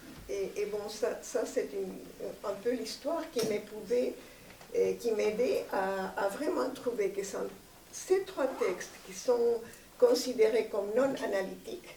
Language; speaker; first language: French; non-native, fluent; Spanish